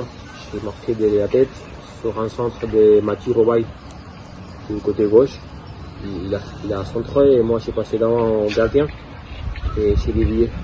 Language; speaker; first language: French; non-native, fluent; Spanish